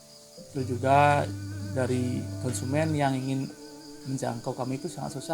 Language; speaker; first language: Indonesian; native; Indonesian